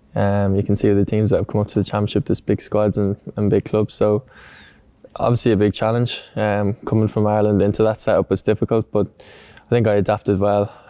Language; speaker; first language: English; native; English